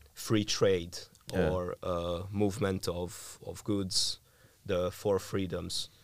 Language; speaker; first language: English; non-native, fluent; Hungarian